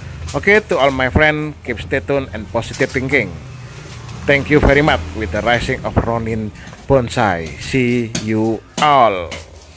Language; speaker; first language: English; non-native, learner; Indonesian